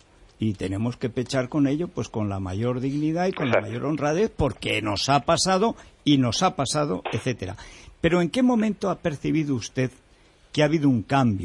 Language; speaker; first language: Spanish; native; Spanish